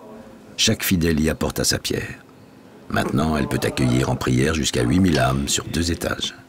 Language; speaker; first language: French; native; French